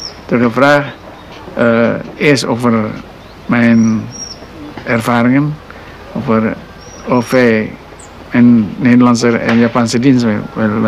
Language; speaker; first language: Dutch; non-native, local second language; Indonesian